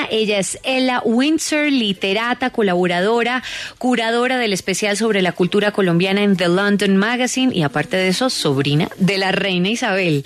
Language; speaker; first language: Spanish; native; Spanish